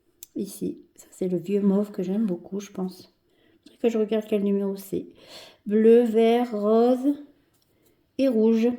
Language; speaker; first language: French; native; French